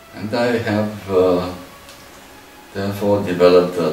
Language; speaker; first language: English; non-native, fluent; Romanian